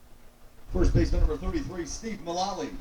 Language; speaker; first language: English; native; English